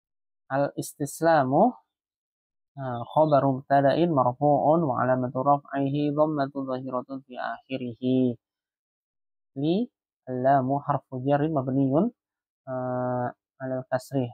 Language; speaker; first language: Arabic; non-native, fluent; Indonesian